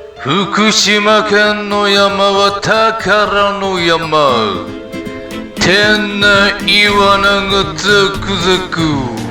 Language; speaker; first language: Japanese; native; Japanese